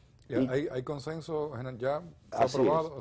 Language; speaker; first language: Spanish; native; Spanish